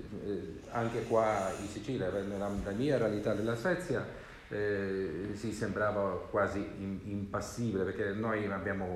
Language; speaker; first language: Italian; non-native, learner; Swedish